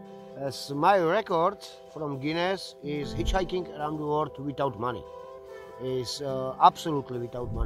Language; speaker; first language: English; non-native, learner; Slovak